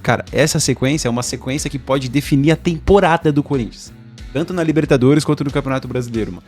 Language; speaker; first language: Portuguese; native; Portuguese